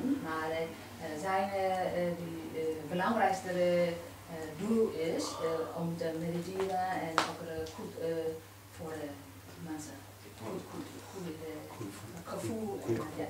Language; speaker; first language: Dutch; non-native, learner; Burmese